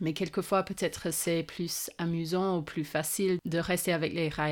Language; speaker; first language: French; non-native, fluent; English